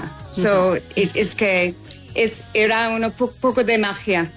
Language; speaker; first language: Spanish; non-native, learner; English